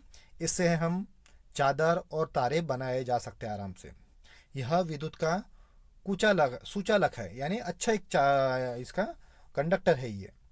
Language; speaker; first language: Hindi; non-native, local second language; Marathi